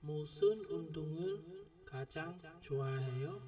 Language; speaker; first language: Korean; non-native, fluent; Khmer